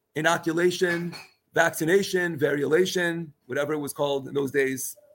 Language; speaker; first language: English; native; English